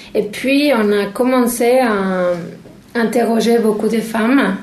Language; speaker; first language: French; non-native, fluent; Spanish